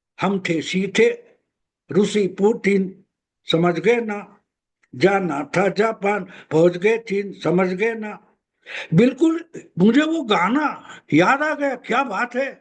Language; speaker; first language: Hindi; non-native, local second language; Marathi